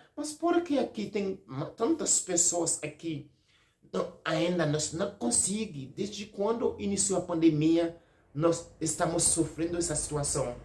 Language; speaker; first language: Portuguese; non-native, learner; Haitian Creole